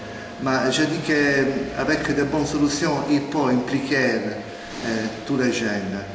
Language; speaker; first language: French; non-native, learner; Italian